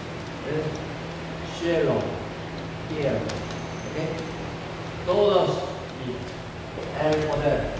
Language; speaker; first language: Spanish; non-native, learner; Korean